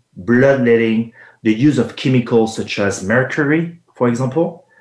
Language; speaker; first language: English; non-native, fluent; French